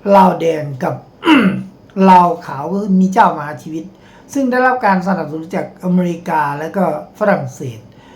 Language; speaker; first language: Thai; native; Thai